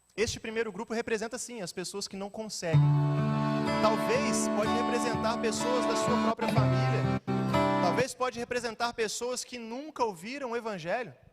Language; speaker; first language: Portuguese; native; Portuguese